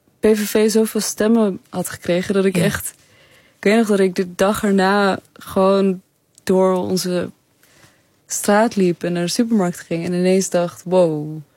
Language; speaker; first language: Dutch; early bilingual, other home language; Persian